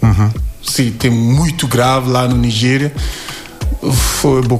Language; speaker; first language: Portuguese; non-native, learner; Yoruba